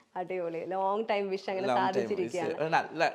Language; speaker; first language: Malayalam; native; Malayalam